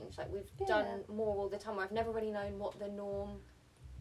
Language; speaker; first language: English; early bilingual, other home language; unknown